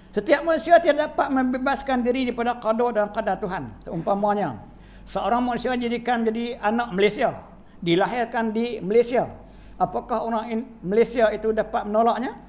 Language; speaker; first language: Malay; native; Malay